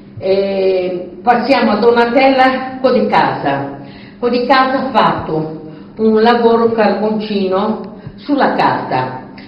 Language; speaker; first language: Italian; non-native, fluent; Portuguese